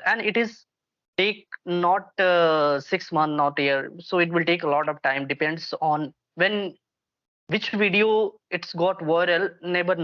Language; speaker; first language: English; non-native, local second language; Hindi